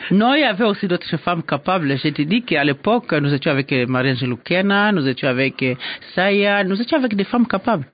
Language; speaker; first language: French; non-native, local second language; Swahili